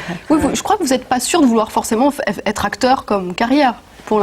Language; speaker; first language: French; native; French